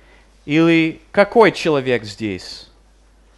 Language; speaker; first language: Russian; non-native, fluent; English